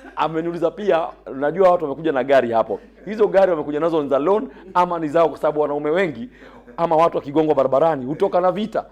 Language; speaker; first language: Swahili; native; Swahili